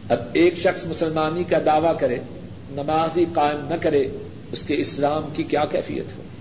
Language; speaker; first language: Urdu; non-native, local second language; Punjabi